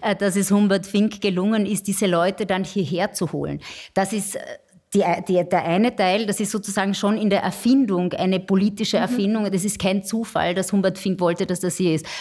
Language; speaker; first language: German; native; German